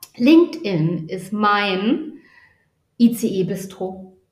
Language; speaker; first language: German; native; German